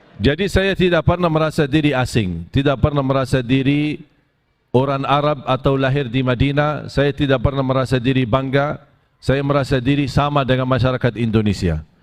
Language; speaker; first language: Malay; non-native, fluent; Arabic